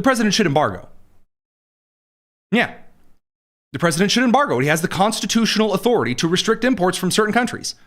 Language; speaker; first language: English; native; English